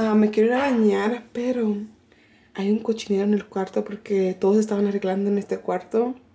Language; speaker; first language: Spanish; early bilingual, heritage; Spanish